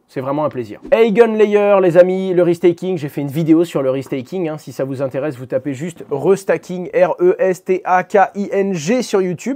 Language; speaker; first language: French; native; French